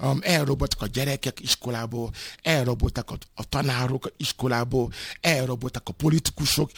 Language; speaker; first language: Hungarian; non-native, fluent; Yoruba